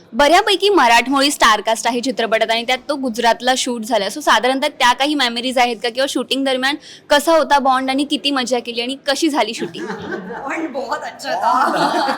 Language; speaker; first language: Marathi; native; Marathi